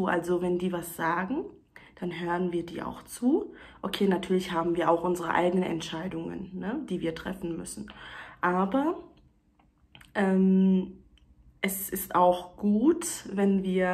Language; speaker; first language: German; early bilingual, other home language; Turkish